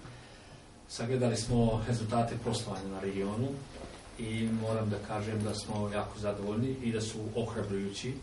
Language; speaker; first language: Serbian; native; Serbian